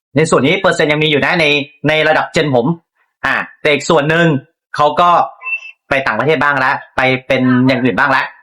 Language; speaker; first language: Thai; native; Thai